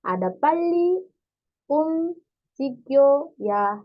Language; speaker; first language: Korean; non-native, fluent; Indonesian